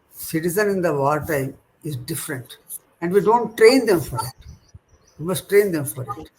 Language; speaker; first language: English; non-native, local second language; Telugu